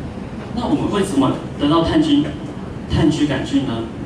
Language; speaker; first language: Chinese; native; Chinese